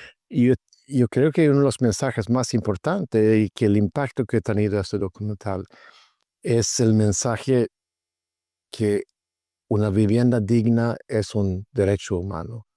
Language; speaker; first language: Spanish; non-native, fluent; Swedish